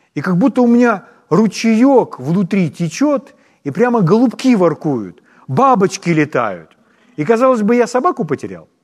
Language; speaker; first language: Russian; non-native, local second language; Ukrainian